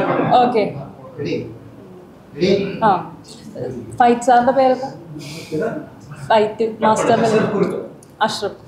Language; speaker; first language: Tamil; non-native, learner; Malayalam